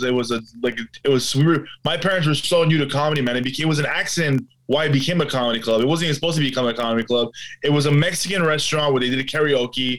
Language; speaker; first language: English; native; English